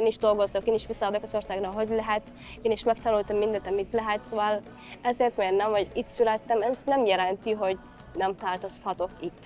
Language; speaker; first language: Hungarian; non-native, fluent; Somali